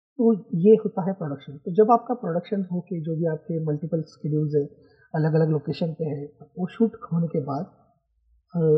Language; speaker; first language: Hindi; non-native, local second language; Marathi